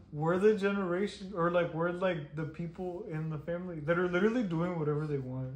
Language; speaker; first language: English; early bilingual, other home language; Spanish